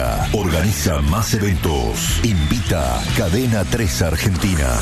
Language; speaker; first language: Spanish; native; Spanish